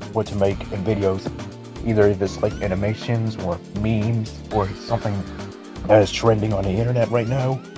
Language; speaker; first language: English; native; English